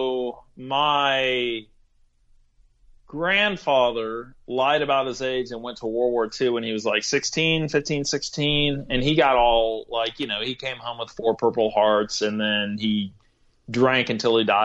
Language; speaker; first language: English; native; English